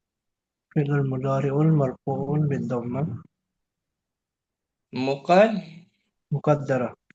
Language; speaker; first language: Arabic; non-native, learner; Indonesian